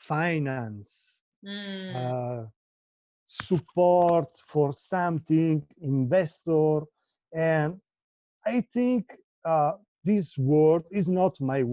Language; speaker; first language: English; non-native, learner; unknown